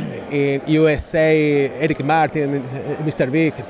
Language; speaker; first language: English; non-native, learner; Spanish